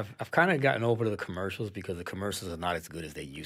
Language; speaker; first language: English; native; English